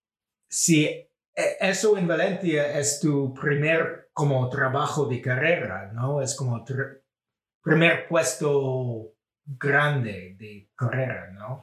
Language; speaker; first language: Spanish; non-native, fluent; English